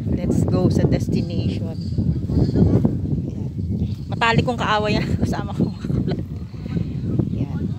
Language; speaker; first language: Filipino; native; Filipino